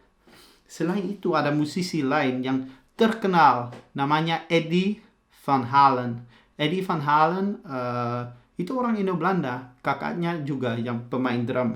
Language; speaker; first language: Indonesian; early bilingual, heritage; Dutch